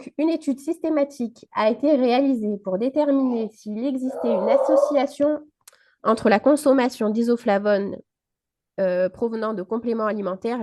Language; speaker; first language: French; native; French